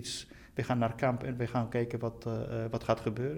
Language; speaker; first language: Dutch; non-native, fluent; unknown